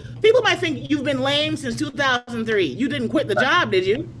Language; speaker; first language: English; native; English